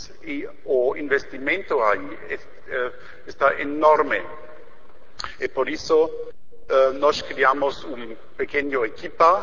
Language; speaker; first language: Portuguese; non-native, learner; German